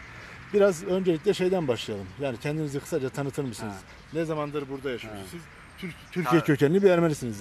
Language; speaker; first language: Turkish; native; Turkish